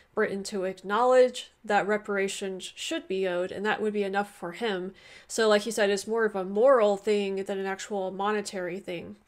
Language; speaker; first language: English; native; English